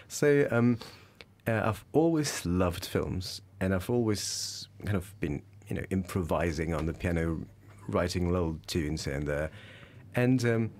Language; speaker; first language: English; early bilingual, other home language; Russian